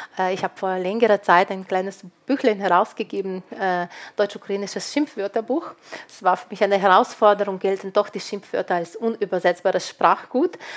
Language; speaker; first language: German; non-native, fluent; Ukrainian